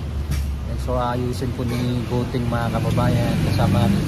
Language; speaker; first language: Filipino; native; Filipino